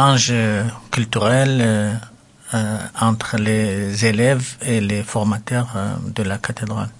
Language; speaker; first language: French; non-native, local second language; Arabic